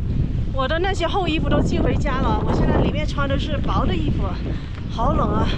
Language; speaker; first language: Chinese; native; Chinese